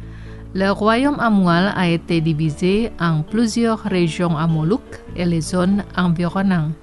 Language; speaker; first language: French; non-native, fluent; Indonesian